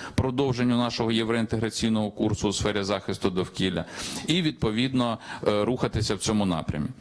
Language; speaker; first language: Ukrainian; native; Ukrainian